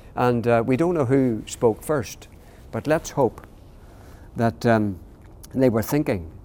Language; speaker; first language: English; native; English